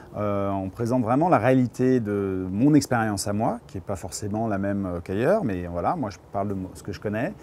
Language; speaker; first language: French; native; French